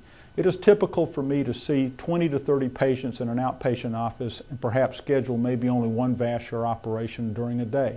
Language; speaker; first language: English; native; English